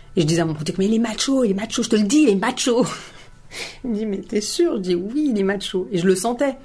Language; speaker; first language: French; native; French